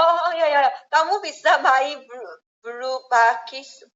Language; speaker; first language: Indonesian; non-native, learner; Korean